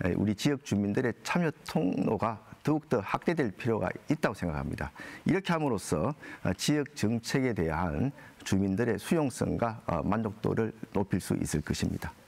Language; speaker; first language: Korean; native; Korean